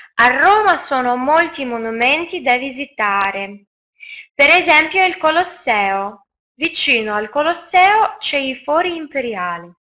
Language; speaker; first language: Italian; non-native, fluent; Russian